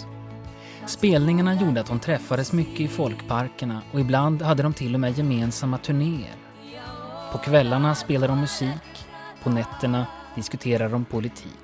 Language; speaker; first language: Swedish; native; Swedish